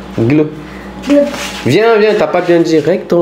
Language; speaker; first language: French; native; French